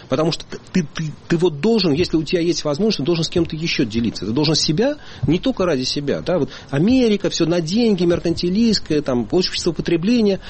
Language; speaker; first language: Russian; native; Russian